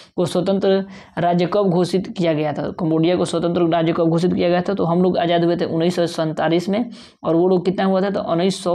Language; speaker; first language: Hindi; native; Hindi